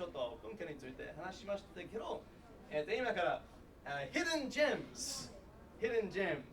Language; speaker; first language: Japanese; non-native, learner; English